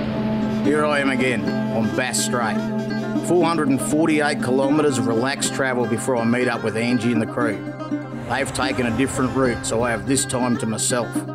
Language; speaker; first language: English; native; English